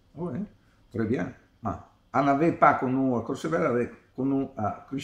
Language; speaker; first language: French; non-native, learner; Italian